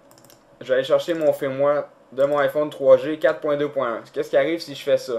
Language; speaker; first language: French; native; French